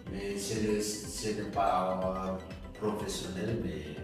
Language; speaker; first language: French; non-native, local second language; Malagasy